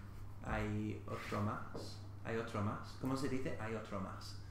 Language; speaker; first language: Spanish; non-native, fluent; English